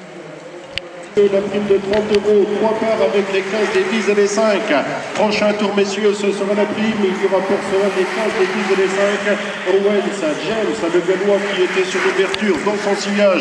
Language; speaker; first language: French; native; French